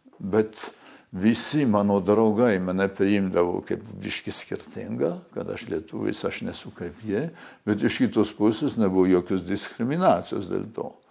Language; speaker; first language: Lithuanian; early bilingual, heritage; Lithuanian